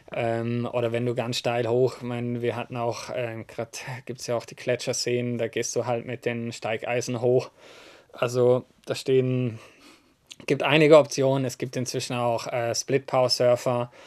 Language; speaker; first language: German; native; German